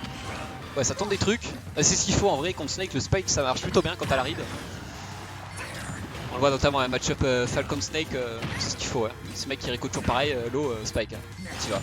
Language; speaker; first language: French; native; French